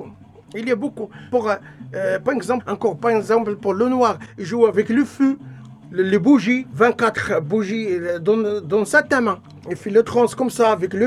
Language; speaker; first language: French; non-native, learner; Arabic